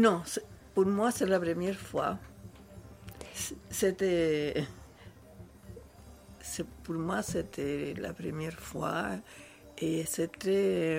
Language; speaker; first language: French; non-native, learner; Spanish